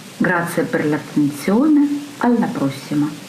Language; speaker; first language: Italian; non-native, fluent; Ukrainian